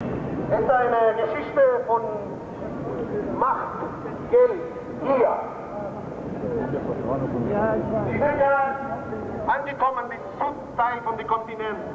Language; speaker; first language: German; non-native, fluent; Spanish